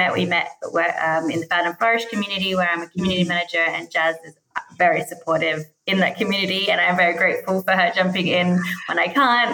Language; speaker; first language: English; native; English